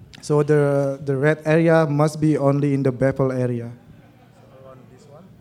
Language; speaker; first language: English; non-native, learner; Indonesian